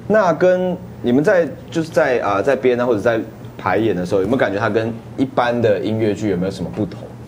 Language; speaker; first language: Chinese; native; Chinese